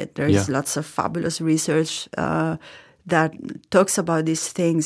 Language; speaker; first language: English; non-native, fluent; Italian